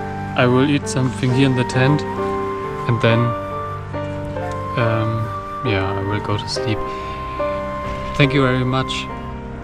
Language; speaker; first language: English; non-native, fluent; German